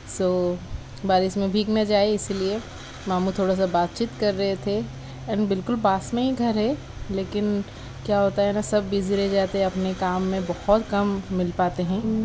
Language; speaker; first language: Hindi; non-native, local second language; Odia